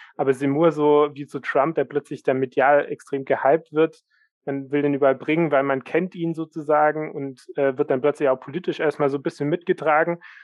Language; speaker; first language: German; native; German